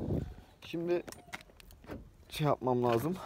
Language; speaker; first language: Turkish; native; Turkish